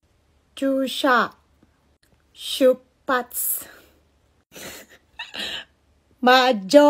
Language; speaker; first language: Japanese; non-native, fluent; Filipino